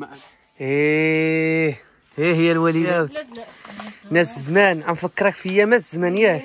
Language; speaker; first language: Arabic; native; Arabic